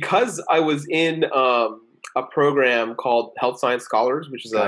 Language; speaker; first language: English; early bilingual, other home language; Spanish